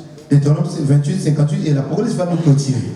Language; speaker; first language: French; non-native, local second language; Lingala